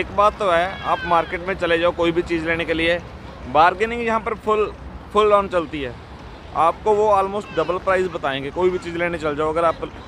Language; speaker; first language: Hindi; non-native, local second language; Punjabi